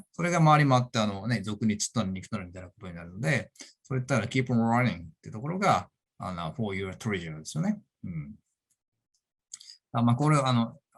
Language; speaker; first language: Japanese; native; Japanese